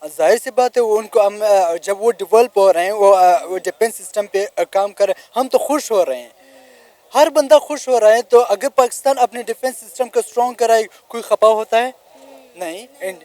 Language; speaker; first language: Hindi; non-native, local second language; Pashto